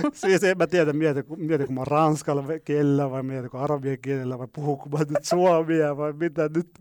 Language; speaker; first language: Finnish; non-native, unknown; Arabic